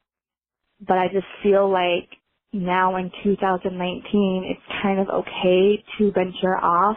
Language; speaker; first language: English; native; English